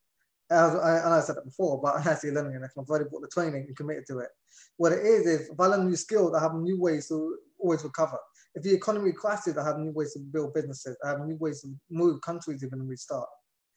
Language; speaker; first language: English; native; English